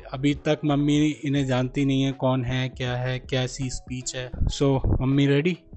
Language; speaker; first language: Hindi; native; Hindi